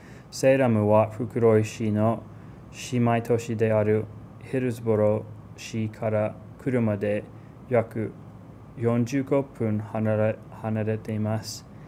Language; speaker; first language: Japanese; non-native, fluent; English